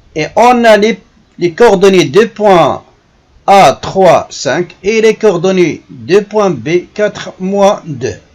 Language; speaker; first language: French; non-native, local second language; Arabic